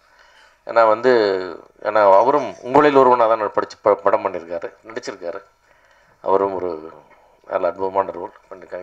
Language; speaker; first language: Tamil; native; Tamil